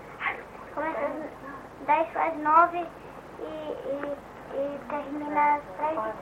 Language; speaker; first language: Portuguese; early bilingual, heritage; Portuguese